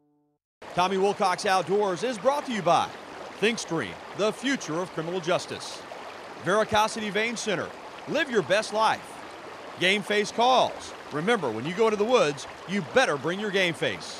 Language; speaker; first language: English; native; English